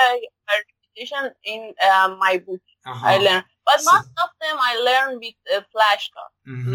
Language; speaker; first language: English; non-native, learner; Persian